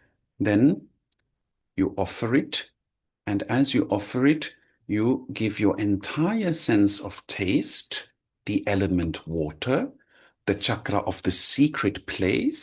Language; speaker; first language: English; non-native, fluent; German